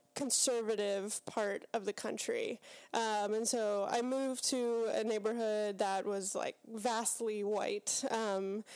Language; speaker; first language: English; native; English